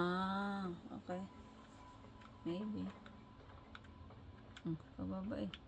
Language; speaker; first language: English; non-native, local second language; Filipino